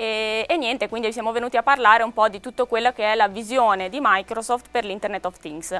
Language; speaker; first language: Italian; native; Italian